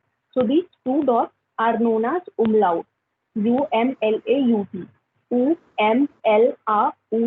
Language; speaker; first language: German; non-native, learner; Hindi